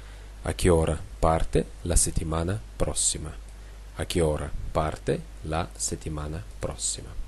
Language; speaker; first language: Italian; non-native, fluent; Russian